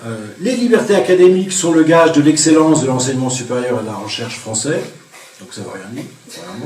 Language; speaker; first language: French; native; French